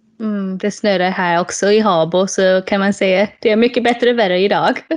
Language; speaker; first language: Swedish; non-native, fluent; English